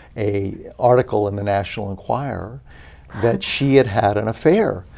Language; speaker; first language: English; native; English